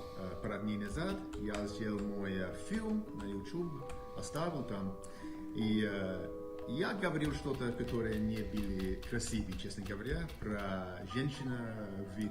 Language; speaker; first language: Russian; non-native, learner; English